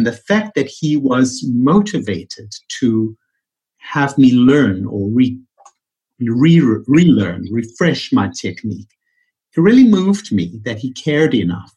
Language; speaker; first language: English; native; English